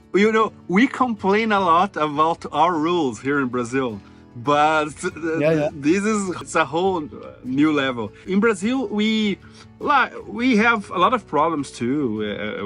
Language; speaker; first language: English; non-native, fluent; Portuguese